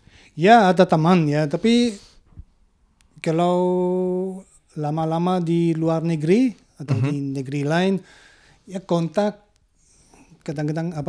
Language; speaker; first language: Indonesian; non-native, learner; German